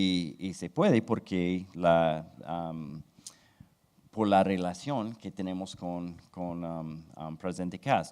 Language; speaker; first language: Spanish; non-native, fluent; English